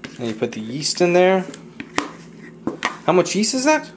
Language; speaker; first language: English; early bilingual, other home language; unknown